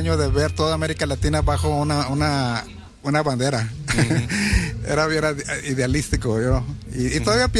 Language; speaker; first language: Spanish; early bilingual, heritage; Spanish